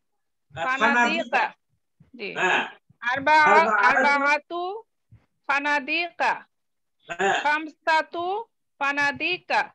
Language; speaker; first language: Arabic; non-native, learner; Bangla